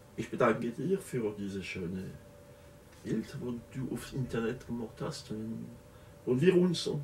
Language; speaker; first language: German; non-native, learner; French